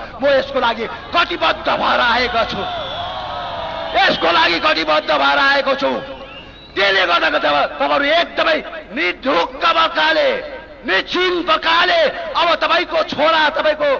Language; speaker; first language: Nepali; native; Nepali